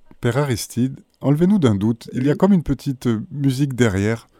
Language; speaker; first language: French; native; French